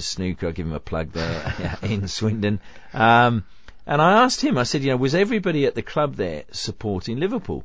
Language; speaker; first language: English; native; English